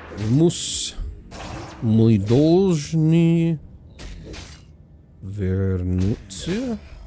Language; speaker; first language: Russian; non-native, learner; English